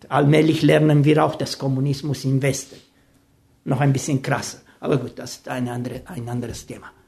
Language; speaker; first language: German; non-native, fluent; Romanian